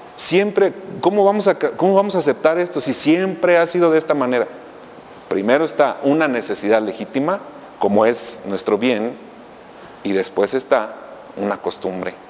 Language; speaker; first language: Spanish; native; Spanish